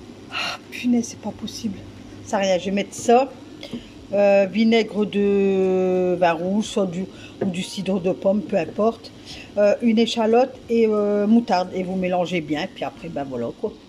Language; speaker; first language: French; native; French